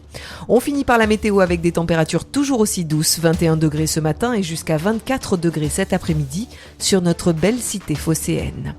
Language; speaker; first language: French; native; French